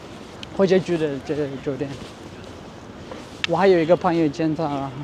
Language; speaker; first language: Chinese; non-native, fluent; Amharic